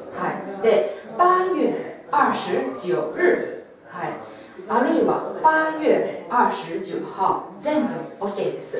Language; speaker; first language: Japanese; non-native, local second language; Chinese